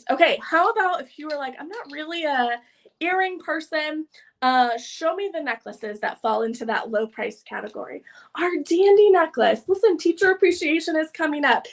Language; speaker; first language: English; native; English